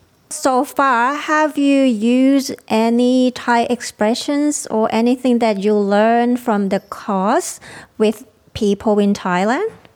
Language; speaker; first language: English; non-native, fluent; Thai